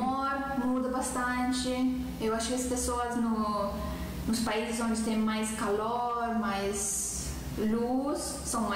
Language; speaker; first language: Portuguese; non-native, fluent; Estonian